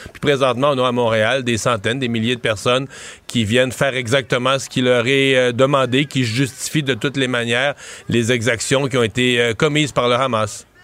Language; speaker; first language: French; native; French